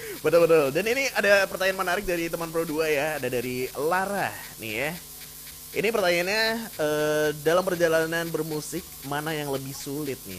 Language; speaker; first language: Indonesian; native; Indonesian